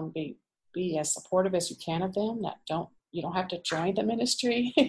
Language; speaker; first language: English; native; English